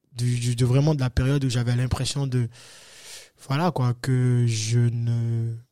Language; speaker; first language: French; native; French